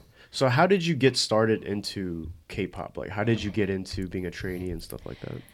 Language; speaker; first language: English; early bilingual, other home language; Korean